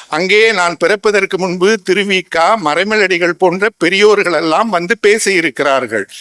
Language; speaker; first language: Tamil; native; Tamil